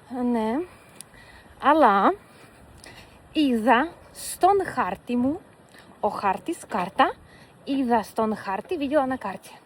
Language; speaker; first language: Greek; non-native, fluent; Russian